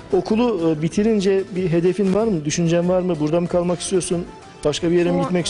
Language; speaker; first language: Turkish; native; Turkish